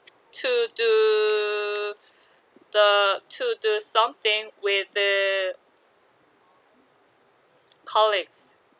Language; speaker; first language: English; non-native, learner; Korean